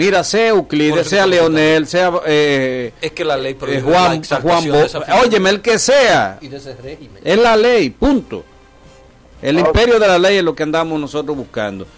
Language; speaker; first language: Spanish; native; Spanish